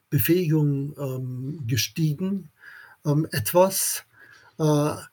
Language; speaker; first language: German; non-native, local second language; English